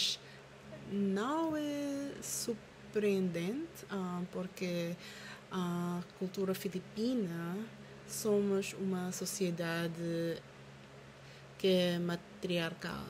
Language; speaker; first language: Portuguese; non-native, learner; Filipino